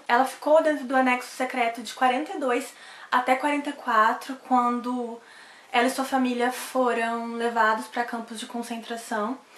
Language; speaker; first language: Portuguese; native; Portuguese